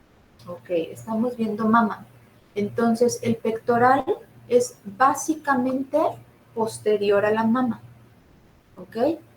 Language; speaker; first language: Spanish; native; Spanish